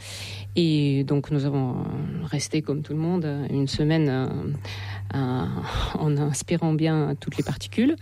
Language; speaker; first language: French; non-native, fluent; Russian